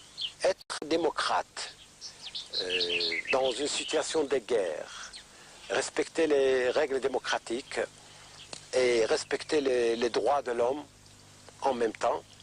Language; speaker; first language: French; non-native, fluent; Kurdish